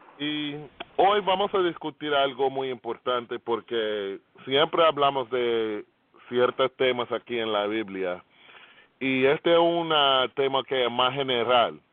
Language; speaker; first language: Spanish; non-native, fluent; English